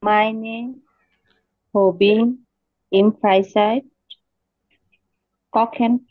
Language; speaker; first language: German; non-native, learner; Bangla